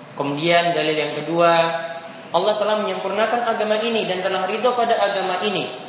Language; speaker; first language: Indonesian; native; Indonesian